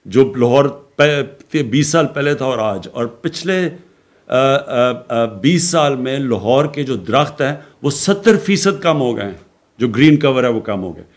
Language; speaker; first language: Urdu; native; Urdu